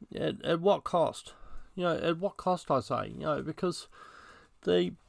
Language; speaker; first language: English; native; English